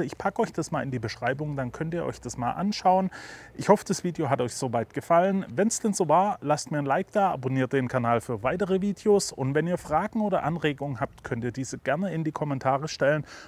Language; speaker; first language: German; native; German